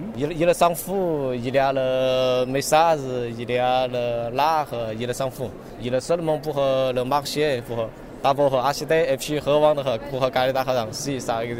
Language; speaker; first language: French; non-native, learner; Chinese